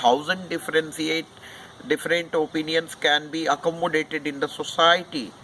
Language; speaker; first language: English; non-native, local second language; Hindi